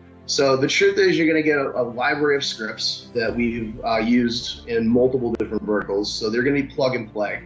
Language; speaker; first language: English; native; English